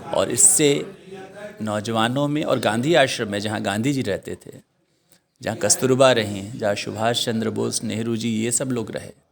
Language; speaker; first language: Hindi; native; Hindi